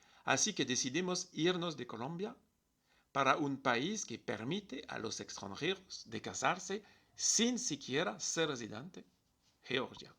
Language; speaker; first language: Spanish; non-native, fluent; French